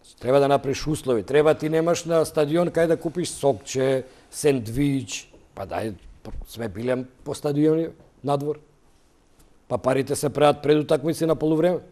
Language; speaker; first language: Macedonian; native; Macedonian